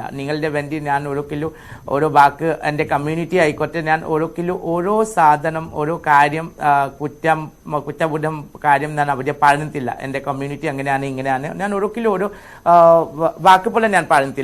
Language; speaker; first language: Malayalam; non-native, local second language; Assamese